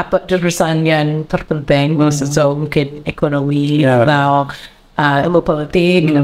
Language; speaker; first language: Indonesian; non-native, learner; English